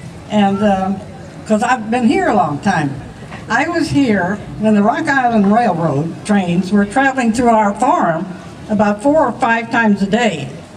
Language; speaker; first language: English; early bilingual, other home language; German